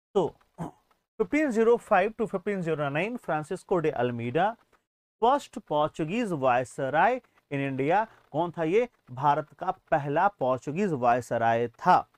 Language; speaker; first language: Hindi; native; Hindi